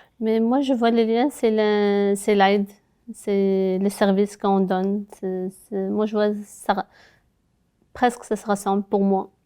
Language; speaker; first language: French; non-native, local second language; Arabic